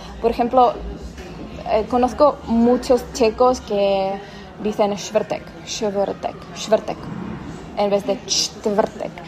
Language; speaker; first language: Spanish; non-native, fluent; Czech